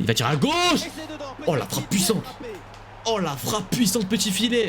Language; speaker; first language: French; native; French